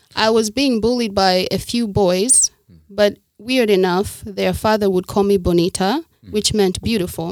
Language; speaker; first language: English; non-native, local second language; Kinyarwanda